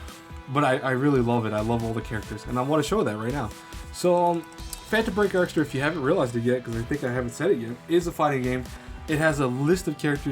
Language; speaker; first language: English; native; English